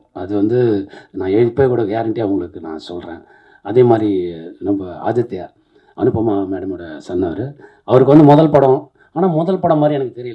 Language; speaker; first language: Tamil; native; Tamil